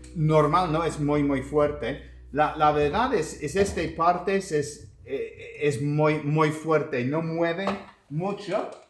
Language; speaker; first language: Spanish; non-native, learner; English